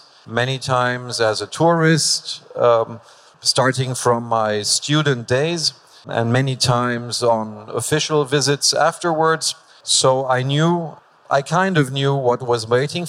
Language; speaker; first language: English; non-native, fluent; German